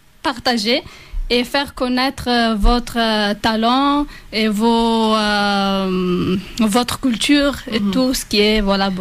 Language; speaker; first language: French; non-native, fluent; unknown